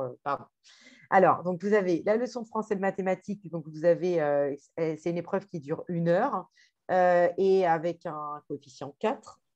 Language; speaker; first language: French; native; French